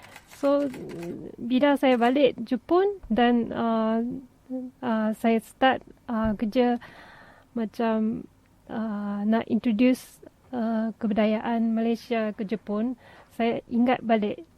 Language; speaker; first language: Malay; non-native, fluent; Japanese